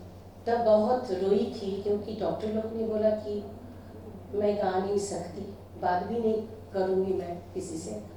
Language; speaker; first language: Hindi; non-native, local second language; Bangla